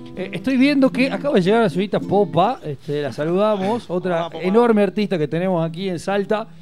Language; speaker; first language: Spanish; native; Spanish